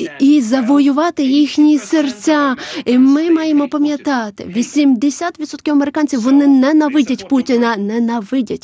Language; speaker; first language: Ukrainian; non-native, learner; Lithuanian